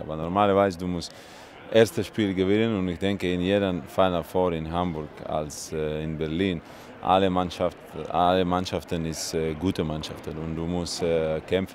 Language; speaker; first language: German; non-native, learner; Russian